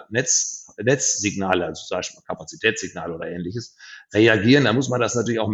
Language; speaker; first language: German; native; German